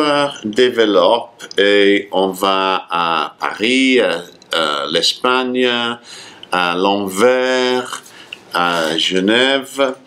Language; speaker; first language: French; non-native, fluent; English